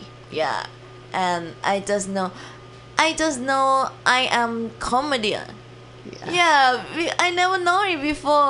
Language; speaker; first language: English; non-native, learner; Thai